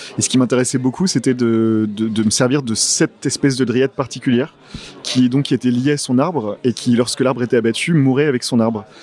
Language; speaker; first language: French; native; French